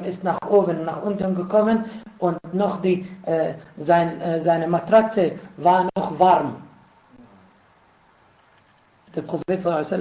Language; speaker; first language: German; non-native, fluent; Arabic